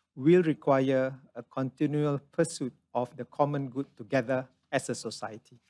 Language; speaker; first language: English; non-native, local second language; Malay